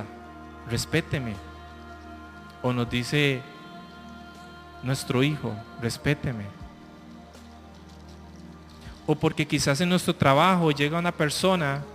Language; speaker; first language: Spanish; native; Spanish